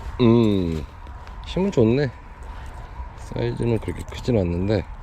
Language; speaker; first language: Korean; native; Korean